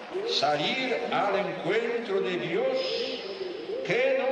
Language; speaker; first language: Spanish; non-native, fluent; Polish